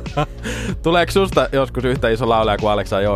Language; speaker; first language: Finnish; native; Finnish